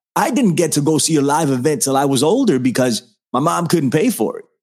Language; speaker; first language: English; native; English